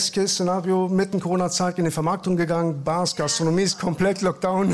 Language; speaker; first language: German; early bilingual, other home language; Persian